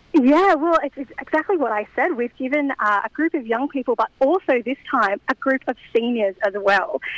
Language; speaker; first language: English; native; English